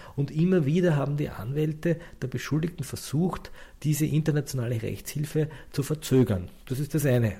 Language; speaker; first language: German; native; German